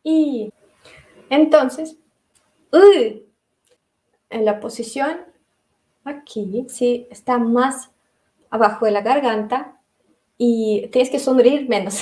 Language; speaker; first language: Spanish; non-native, fluent; Russian